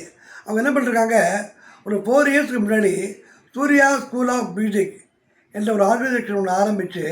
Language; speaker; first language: Tamil; native; Tamil